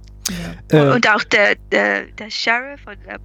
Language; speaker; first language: German; non-native, fluent; English